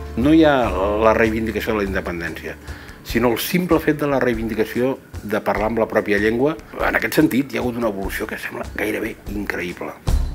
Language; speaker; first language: Catalan; native; Catalan